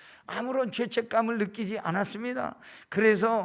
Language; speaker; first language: Korean; native; Korean